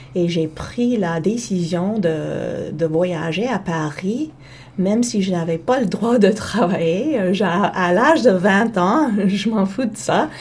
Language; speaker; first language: French; non-native, local second language; English